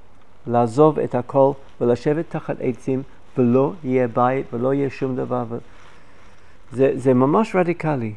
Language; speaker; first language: Hebrew; non-native, fluent; English